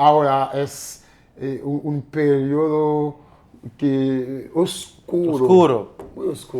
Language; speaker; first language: Spanish; non-native, fluent; Haitian Creole